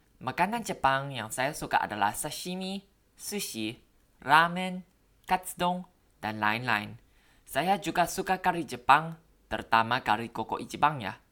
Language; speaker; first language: Indonesian; non-native, learner; Thai